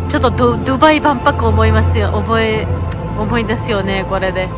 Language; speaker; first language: Japanese; non-native, fluent; Georgian